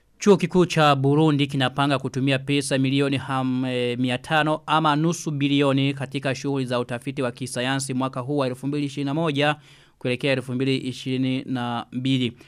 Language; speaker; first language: Swahili; non-native, local second language; Rundi